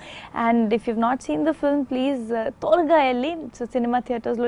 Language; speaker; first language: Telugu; non-native, fluent; Hindi